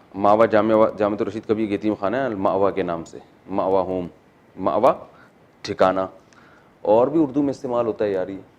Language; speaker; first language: Urdu; native; Urdu